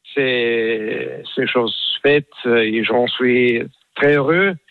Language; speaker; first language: French; non-native, learner; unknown